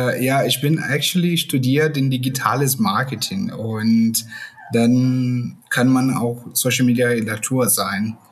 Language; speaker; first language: German; non-native, learner; Portuguese